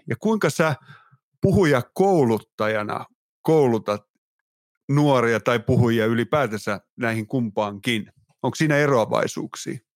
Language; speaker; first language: Finnish; native; Finnish